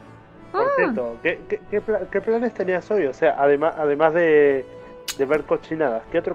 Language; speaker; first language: Spanish; native; Spanish